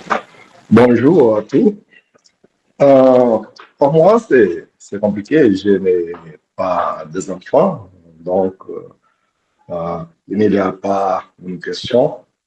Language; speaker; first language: French; non-native, learner; Portuguese